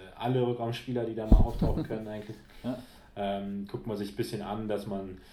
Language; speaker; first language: German; native; German